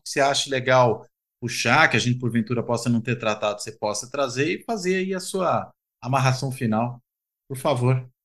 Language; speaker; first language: Portuguese; native; Portuguese